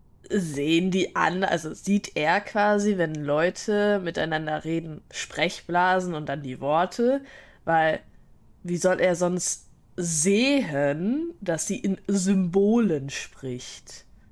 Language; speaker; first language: German; native; German